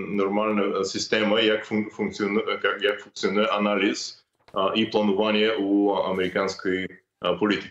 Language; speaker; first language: Ukrainian; non-native, fluent; English